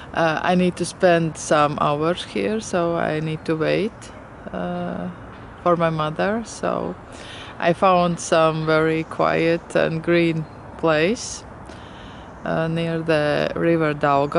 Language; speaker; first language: English; non-native, fluent; Latvian